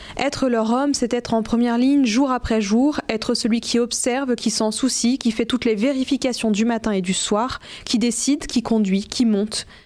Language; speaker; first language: French; native; French